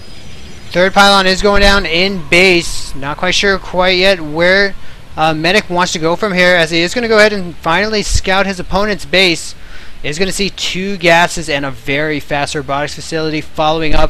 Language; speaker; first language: English; native; English